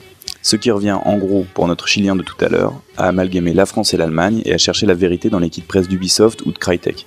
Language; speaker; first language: French; native; French